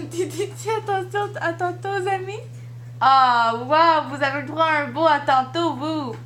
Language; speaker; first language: French; native; French